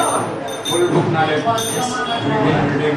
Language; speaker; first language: English; non-native, learner; Hindi